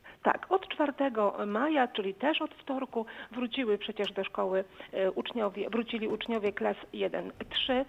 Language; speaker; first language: Polish; native; Polish